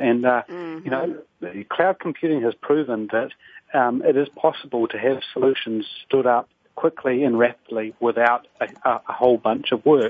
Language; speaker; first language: English; native; English